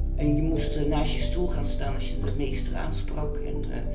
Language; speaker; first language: Dutch; native; Dutch